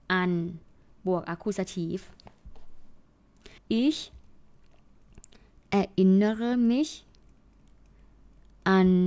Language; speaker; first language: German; non-native, fluent; Thai